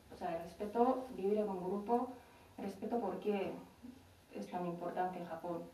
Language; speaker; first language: Spanish; non-native, fluent; Japanese